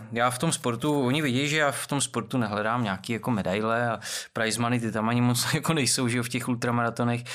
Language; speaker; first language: Czech; native; Czech